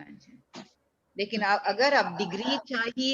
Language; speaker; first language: Hindi; early bilingual, heritage; Hindi